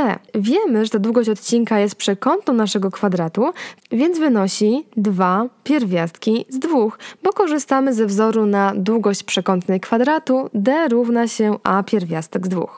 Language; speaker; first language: Polish; native; Polish